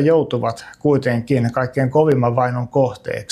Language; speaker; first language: Finnish; native; Finnish